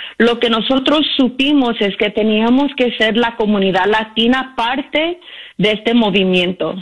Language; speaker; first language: Spanish; early bilingual, heritage; Spanish